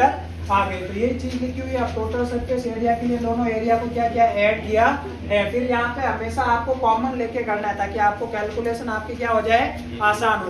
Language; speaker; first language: Hindi; native; Hindi